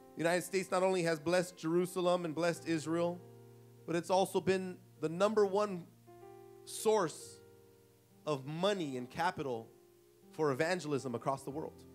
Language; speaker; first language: English; early bilingual, other home language; Spanish